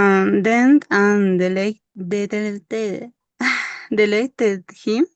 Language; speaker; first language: English; non-native, learner; Spanish